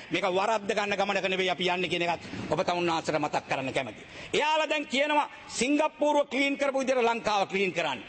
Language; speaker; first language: Sinhala; native; Sinhala